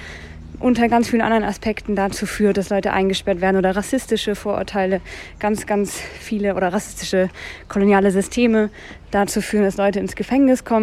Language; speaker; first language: German; native; German